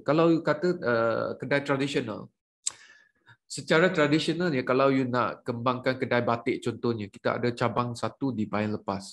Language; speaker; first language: Malay; native; Malay